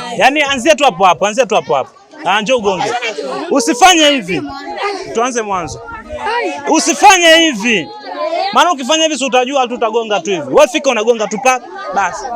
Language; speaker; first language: Swahili; native; Swahili